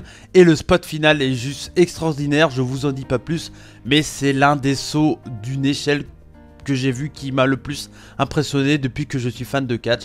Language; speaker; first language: French; native; French